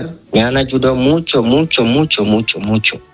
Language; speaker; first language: Spanish; non-native, learner; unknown